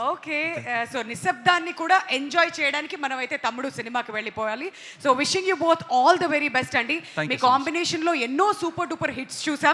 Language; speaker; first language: Telugu; native; Telugu